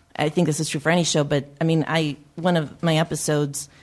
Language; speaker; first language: English; native; English